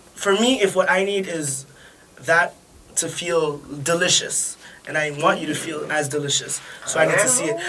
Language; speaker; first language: English; early bilingual, other home language; French